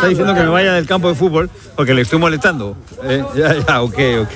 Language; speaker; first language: Spanish; native; Spanish